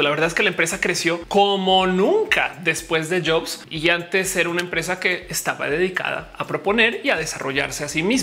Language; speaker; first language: Spanish; native; Spanish